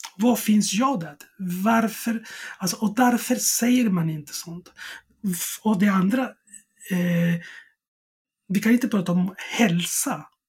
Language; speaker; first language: Swedish; non-native, fluent; Spanish